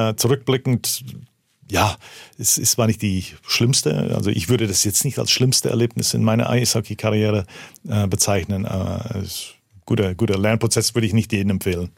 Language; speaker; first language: German; early bilingual, heritage; German